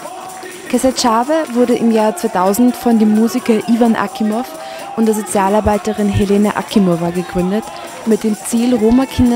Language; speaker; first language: German; native; German